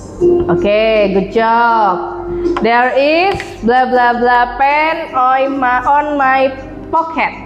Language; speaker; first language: English; non-native, learner; Indonesian